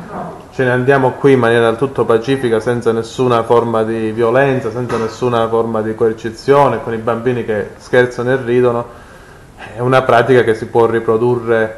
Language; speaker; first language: Italian; native; Italian